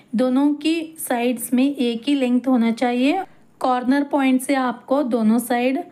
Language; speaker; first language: Hindi; non-native, local second language; Kannada